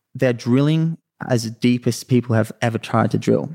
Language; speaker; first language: English; native; English